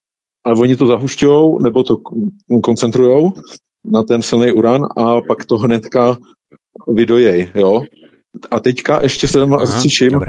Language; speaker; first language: Czech; native; Czech